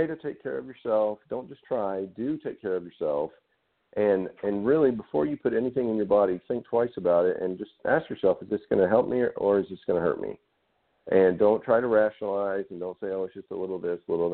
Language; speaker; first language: English; native; English